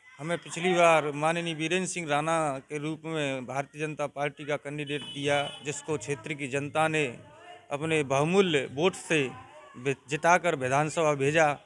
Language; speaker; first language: Hindi; native; Hindi